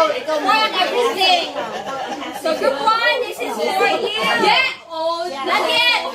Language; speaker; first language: English; non-native, local second language; Cebuano